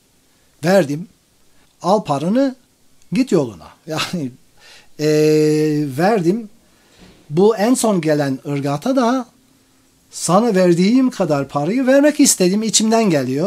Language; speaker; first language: Turkish; non-native, fluent; English